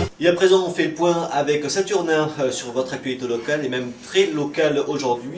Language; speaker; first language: French; native; French